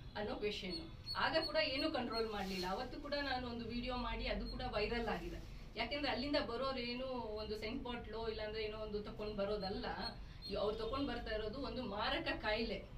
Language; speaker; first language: Kannada; native; Kannada